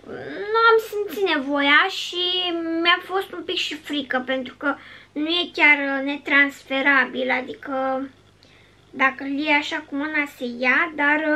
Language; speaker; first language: Romanian; native; Romanian